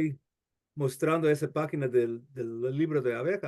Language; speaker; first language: Spanish; non-native, fluent; English